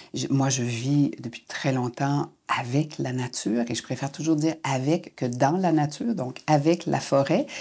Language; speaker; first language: French; native; French